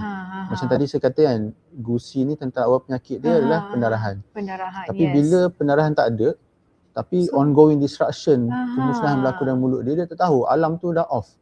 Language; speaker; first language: Malay; native; Malay